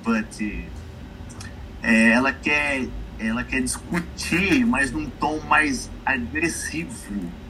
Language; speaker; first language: Portuguese; native; Portuguese